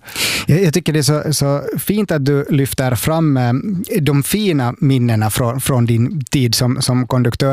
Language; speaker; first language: Swedish; native; Swedish